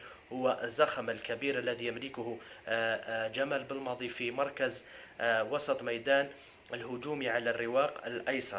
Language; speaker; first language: Arabic; native; Arabic